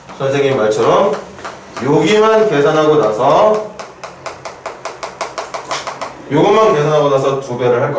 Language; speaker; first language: Korean; native; Korean